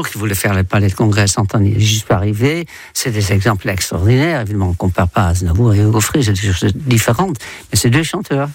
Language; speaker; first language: French; non-native, fluent; Dutch